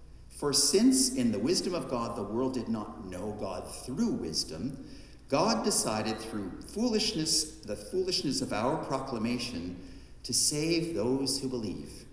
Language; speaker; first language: English; native; English